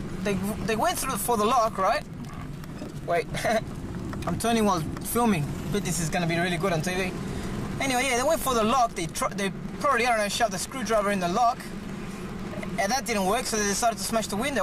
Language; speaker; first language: English; early bilingual, other home language; Spanish